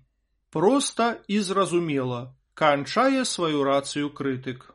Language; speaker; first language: Belarusian; native; Belarusian